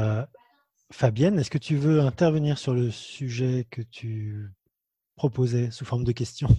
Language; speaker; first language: French; native; French